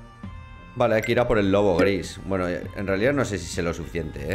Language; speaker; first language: Spanish; native; Spanish